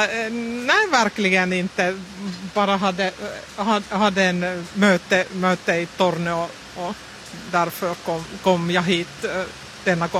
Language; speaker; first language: Swedish; non-native, learner; Finnish